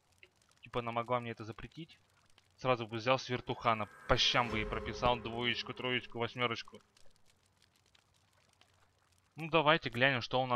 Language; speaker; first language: Russian; native; Russian